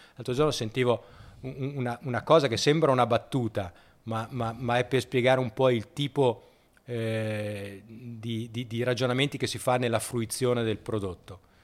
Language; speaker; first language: Italian; native; Italian